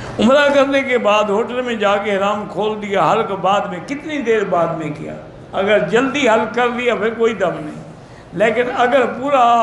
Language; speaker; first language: Urdu; native; Urdu